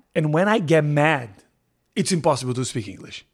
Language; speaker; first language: English; non-native, fluent; Portuguese